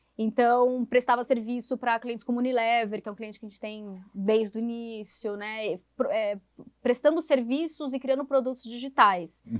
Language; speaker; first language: Portuguese; native; Portuguese